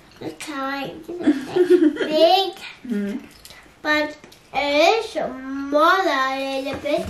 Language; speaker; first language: English; early bilingual, other home language; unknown